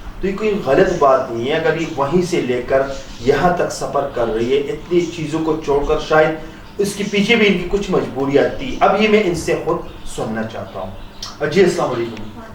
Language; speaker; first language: Urdu; non-native, local second language; Punjabi